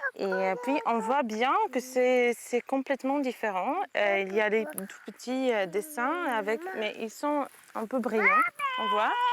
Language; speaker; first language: French; non-native, fluent; Ukrainian